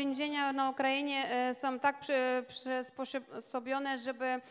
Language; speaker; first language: Polish; non-native, learner; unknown